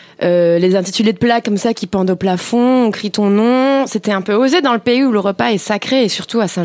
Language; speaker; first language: French; native; French